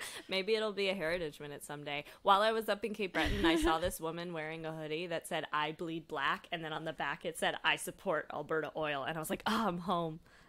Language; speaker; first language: English; native; English